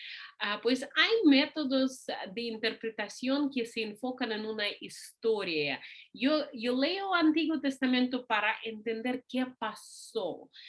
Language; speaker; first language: Spanish; non-native, fluent; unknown